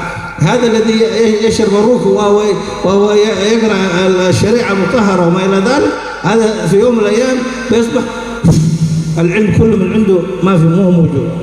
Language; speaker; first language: Arabic; native; Arabic